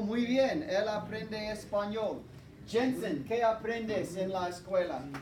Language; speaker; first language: Spanish; non-native, fluent; English